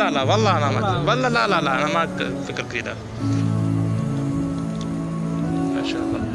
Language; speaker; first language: Arabic; non-native, learner; Urdu